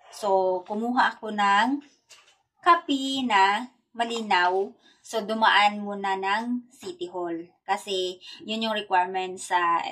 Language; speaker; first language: Filipino; native; Filipino